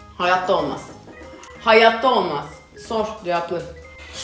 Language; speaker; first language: Turkish; native; Turkish